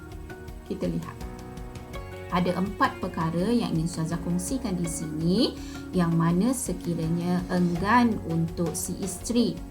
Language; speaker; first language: Malay; native; Malay